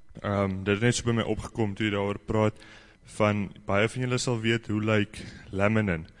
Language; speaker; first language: Afrikaans; native; Afrikaans